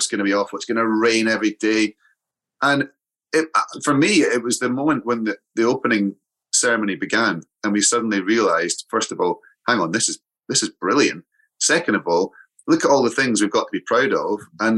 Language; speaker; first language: English; native; English